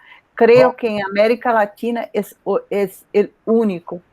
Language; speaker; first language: Spanish; non-native, learner; Portuguese